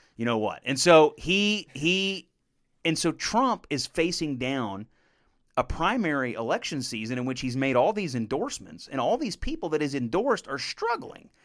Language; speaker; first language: English; native; English